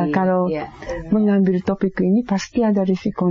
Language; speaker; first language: Indonesian; non-native, fluent; Japanese